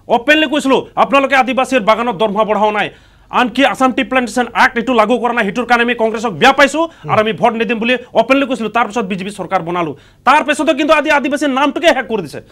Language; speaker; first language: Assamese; non-native, local second language; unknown